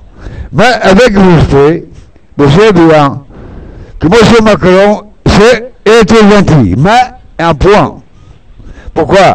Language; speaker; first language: French; non-native, learner; Portuguese